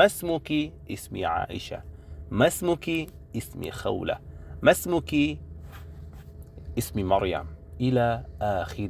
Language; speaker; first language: Arabic; non-native, fluent; Indonesian